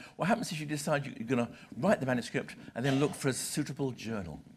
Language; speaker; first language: English; native; English